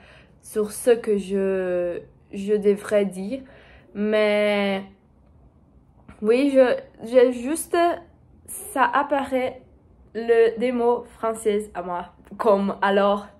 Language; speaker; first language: French; non-native, learner; Portuguese